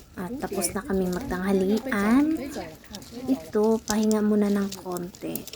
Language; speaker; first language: Filipino; non-native, local second language; Cebuano